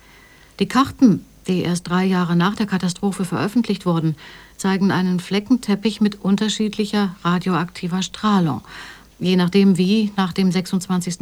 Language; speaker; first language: German; native; German